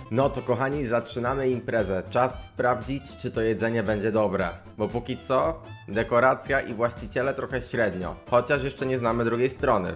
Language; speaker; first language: Polish; native; Polish